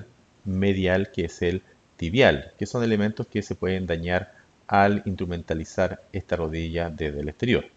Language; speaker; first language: Spanish; native; Spanish